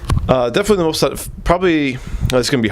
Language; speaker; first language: English; native; English